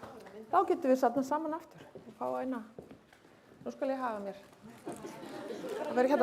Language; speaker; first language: Icelandic; native; Icelandic